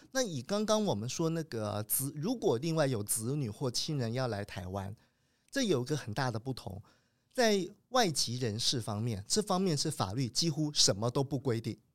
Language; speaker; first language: Chinese; native; Chinese